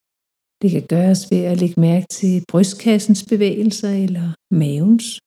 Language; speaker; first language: Danish; native; Danish